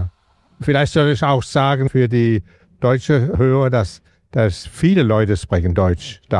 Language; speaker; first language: German; non-native, learner; Danish